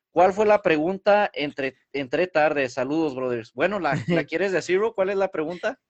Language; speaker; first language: Spanish; early bilingual, heritage; Spanish